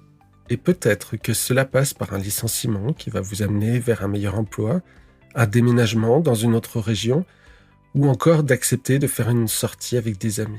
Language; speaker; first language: French; native; French